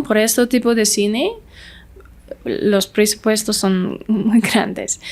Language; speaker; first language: Spanish; non-native, learner; English